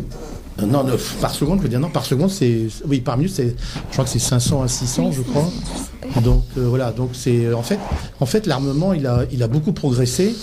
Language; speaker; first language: French; native; French